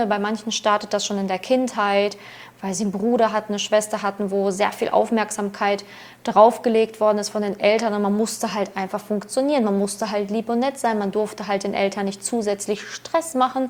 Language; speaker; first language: German; native; German